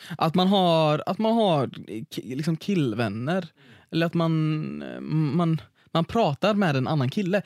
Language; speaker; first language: Swedish; early bilingual, other home language; Arabic